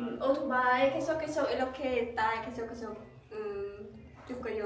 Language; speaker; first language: Korean; non-native, learner; Lao